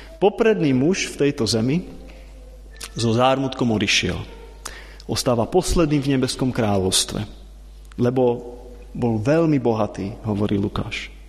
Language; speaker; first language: Slovak; non-native, fluent; Czech